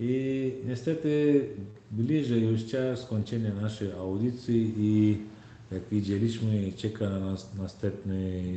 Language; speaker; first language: Polish; non-native, learner; Turkmen